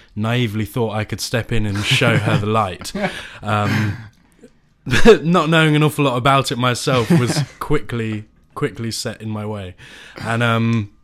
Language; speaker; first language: English; native; English